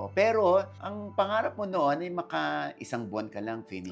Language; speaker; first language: Filipino; native; Filipino